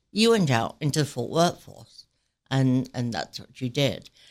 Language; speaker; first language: English; native; English